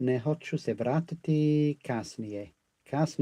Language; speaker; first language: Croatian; non-native, learner; English